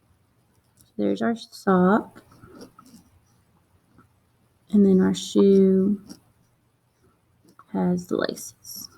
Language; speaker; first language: English; native; English